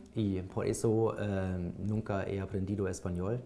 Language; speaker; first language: Spanish; non-native, learner; German